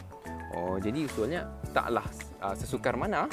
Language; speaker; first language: Malay; native; Malay